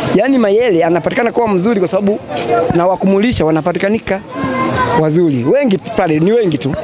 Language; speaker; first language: Swahili; native; Swahili